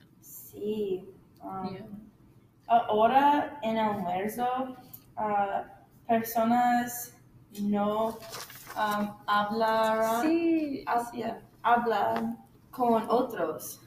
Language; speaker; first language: Spanish; non-native, learner; English